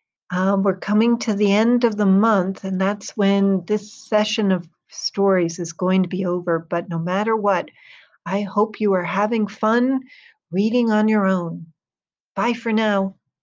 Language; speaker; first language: English; native; English